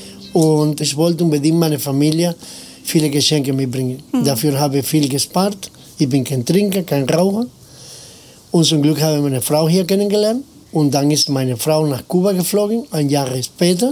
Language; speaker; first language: German; non-native, fluent; Spanish